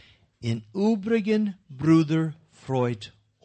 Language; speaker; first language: German; non-native, learner; English